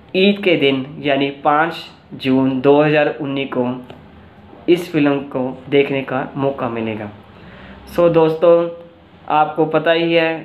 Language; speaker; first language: Hindi; non-native, local second language; Punjabi